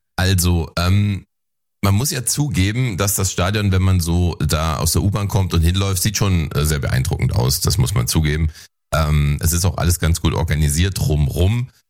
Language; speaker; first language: German; native; German